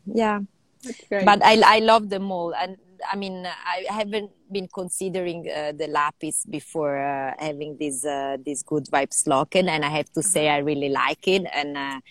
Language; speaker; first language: English; non-native, fluent; Italian